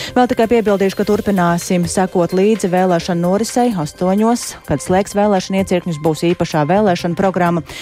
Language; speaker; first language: Latvian; native; Latvian